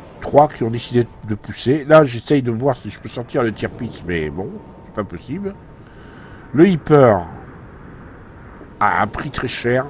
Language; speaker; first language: French; native; French